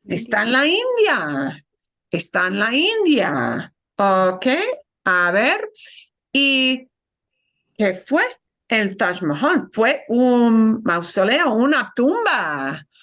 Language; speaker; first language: Spanish; non-native, fluent; English